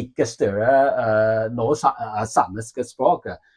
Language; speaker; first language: Norwegian; non-native, learner; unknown